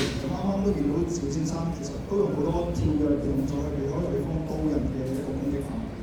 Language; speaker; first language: Cantonese; native; Cantonese